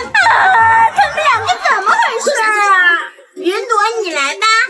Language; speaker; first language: Chinese; native; Chinese